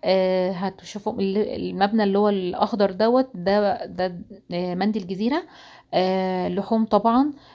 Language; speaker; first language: Arabic; native; Arabic